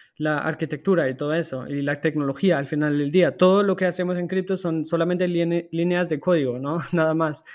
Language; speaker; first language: Spanish; non-native, fluent; German